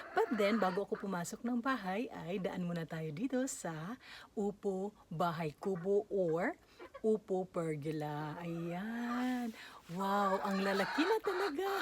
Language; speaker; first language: Filipino; native; Filipino